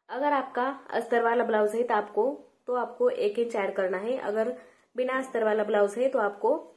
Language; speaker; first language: Hindi; non-native, local second language; Marathi